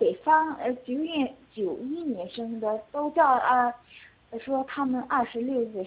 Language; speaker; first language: Chinese; non-native, learner; Korean